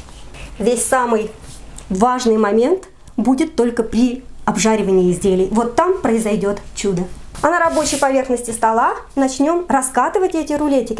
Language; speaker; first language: Russian; native; Russian